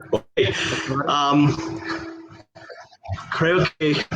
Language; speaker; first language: Spanish; non-native, fluent; English